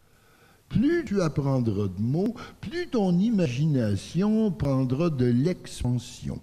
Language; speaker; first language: French; native; French